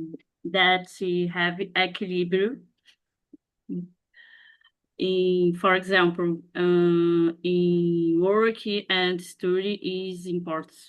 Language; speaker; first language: English; non-native, learner; Portuguese